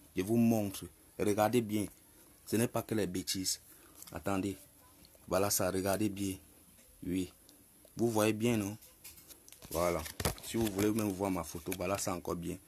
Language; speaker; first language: French; non-native, local second language; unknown